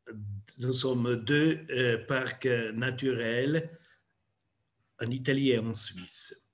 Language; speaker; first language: French; non-native, fluent; German